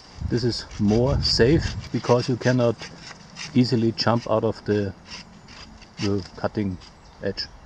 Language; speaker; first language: English; non-native, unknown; German